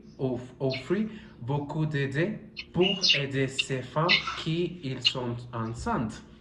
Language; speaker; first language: French; non-native, learner; Spanish